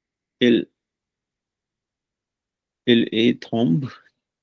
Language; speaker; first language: French; non-native, learner; Punjabi